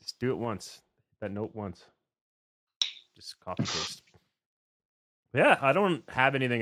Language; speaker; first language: English; native; English